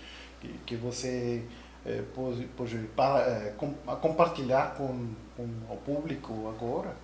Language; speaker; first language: Portuguese; non-native, learner; Spanish